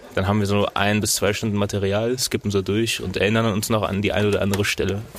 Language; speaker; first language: German; non-native, fluent; French